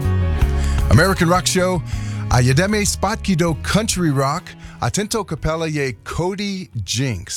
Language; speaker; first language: Czech; non-native, learner; English